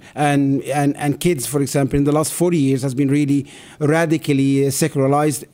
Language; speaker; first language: English; non-native, fluent; Arabic